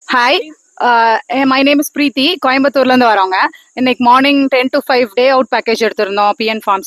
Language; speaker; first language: Tamil; native; Tamil